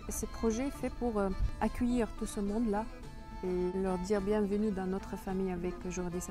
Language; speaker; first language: French; non-native, fluent; Arabic